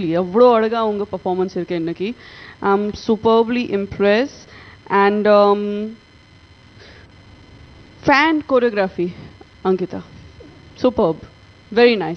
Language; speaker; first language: Tamil; non-native, local second language; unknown